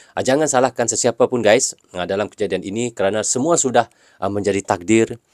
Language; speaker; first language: Malay; native; Malay